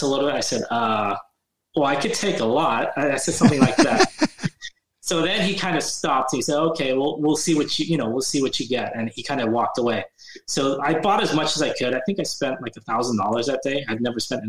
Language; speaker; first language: English; native; English